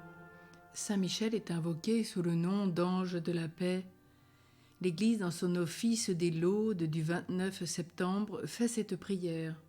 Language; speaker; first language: French; native; French